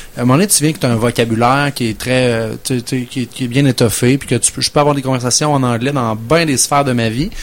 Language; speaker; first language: French; native; French